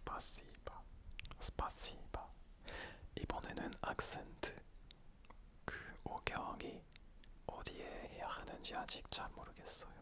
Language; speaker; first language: Korean; non-native, learner; French